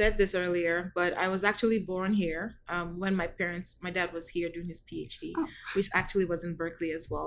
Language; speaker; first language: English; non-native, local second language; Igbo